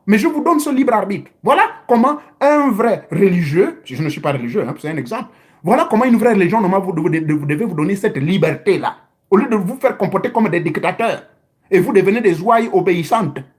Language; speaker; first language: French; non-native, local second language; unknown